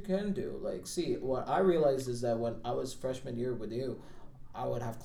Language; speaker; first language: English; non-native, local second language; Marathi